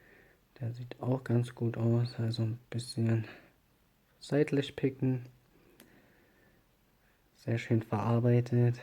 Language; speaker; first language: German; native; German